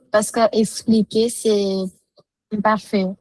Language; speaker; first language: French; non-native, fluent; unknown